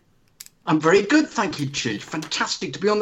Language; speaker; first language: English; native; English